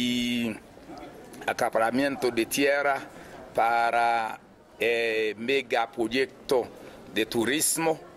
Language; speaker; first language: Spanish; non-native, fluent; Haitian Creole